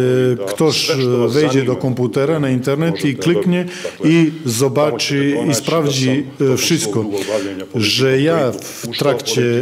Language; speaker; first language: Polish; non-native, fluent; Serbian